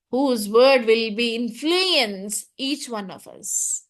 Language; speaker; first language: English; non-native, local second language; Telugu